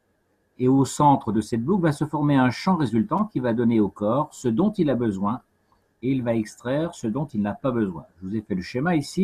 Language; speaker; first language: French; native; French